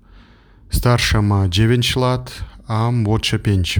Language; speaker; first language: Polish; non-native, learner; German